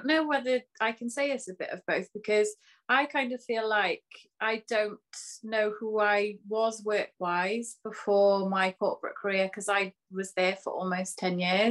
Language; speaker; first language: English; native; English